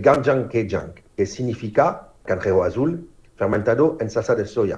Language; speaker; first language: Spanish; non-native, learner; French